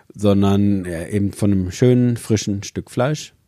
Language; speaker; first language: German; native; German